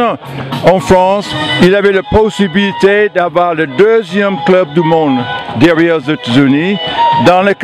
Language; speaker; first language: French; non-native, fluent; English